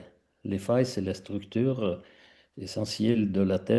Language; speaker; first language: French; non-native, fluent; Russian